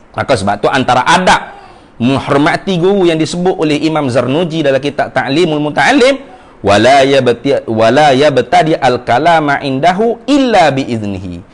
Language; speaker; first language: Malay; native; Malay